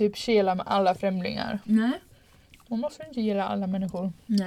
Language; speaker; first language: Swedish; native; Swedish